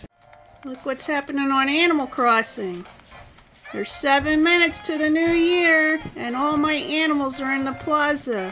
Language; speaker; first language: English; native; English